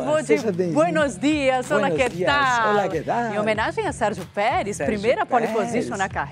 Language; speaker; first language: Portuguese; native; Portuguese